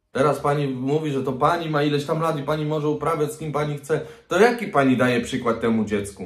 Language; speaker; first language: Polish; native; Polish